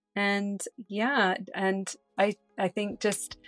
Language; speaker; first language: English; native; English